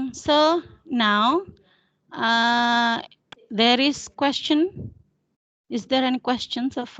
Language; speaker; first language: English; non-native, fluent; Indonesian